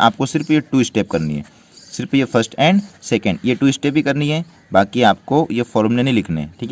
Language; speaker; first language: Hindi; native; Hindi